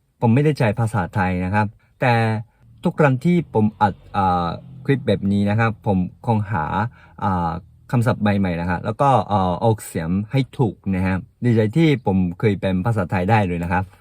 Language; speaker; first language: Thai; non-native, fluent; Japanese